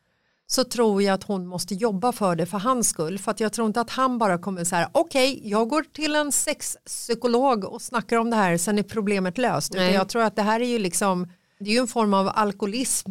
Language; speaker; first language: Swedish; native; Swedish